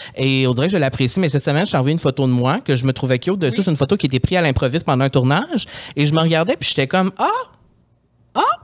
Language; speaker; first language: French; native; French